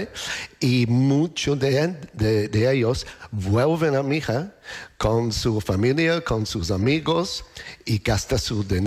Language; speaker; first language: Spanish; non-native, learner; English